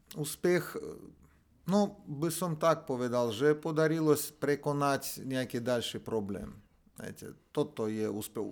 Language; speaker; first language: Slovak; non-native, fluent; Russian